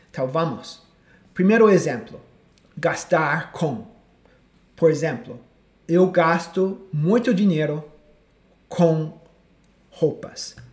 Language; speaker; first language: Portuguese; non-native, fluent; English